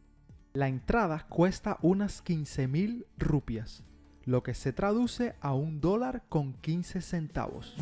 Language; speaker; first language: Spanish; native; Spanish